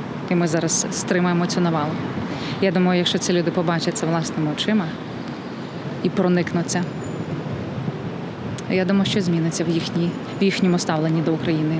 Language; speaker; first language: Ukrainian; native; Ukrainian